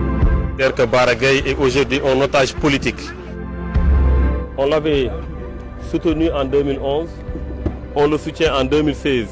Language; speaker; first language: French; non-native, local second language; Wolof